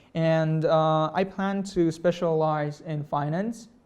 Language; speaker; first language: English; non-native, fluent; Russian